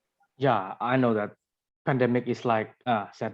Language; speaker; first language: English; non-native, learner; Indonesian